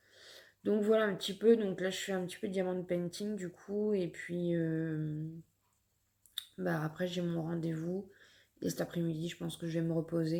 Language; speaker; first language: French; native; French